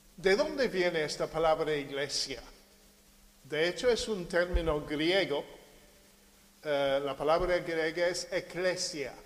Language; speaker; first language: Spanish; non-native, fluent; English